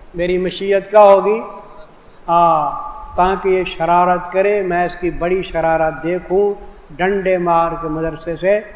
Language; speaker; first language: Urdu; non-native, local second language; Saraiki